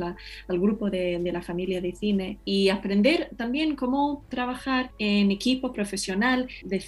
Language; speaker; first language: Spanish; non-native, fluent; English